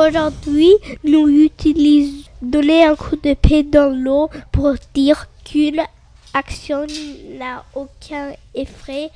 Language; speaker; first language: French; non-native, learner; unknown